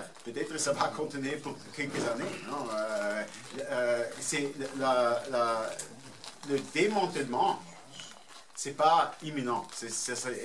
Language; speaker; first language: French; non-native, fluent; German